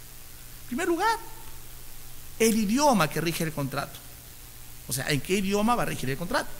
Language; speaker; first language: Spanish; native; Spanish